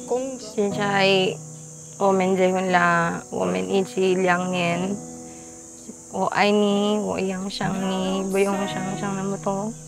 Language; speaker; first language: Chinese; non-native, learner; Filipino